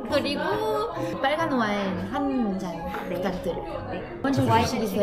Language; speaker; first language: Korean; non-native, fluent; French